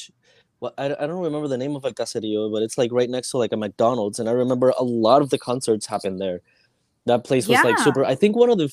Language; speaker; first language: English; non-native, fluent; Spanish